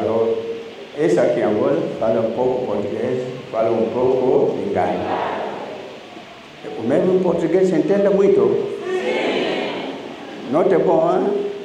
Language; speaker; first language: Portuguese; non-native, learner; Lingala